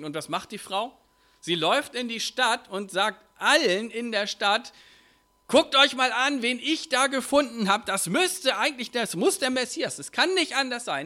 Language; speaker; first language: German; native; German